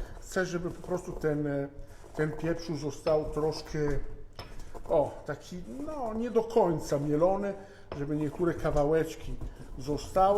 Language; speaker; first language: Polish; non-native, fluent; Italian